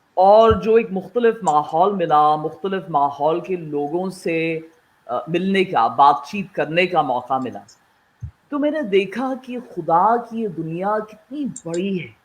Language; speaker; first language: Urdu; non-native, local second language; Kashmiri